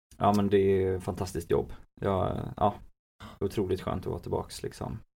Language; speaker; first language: Swedish; native; Swedish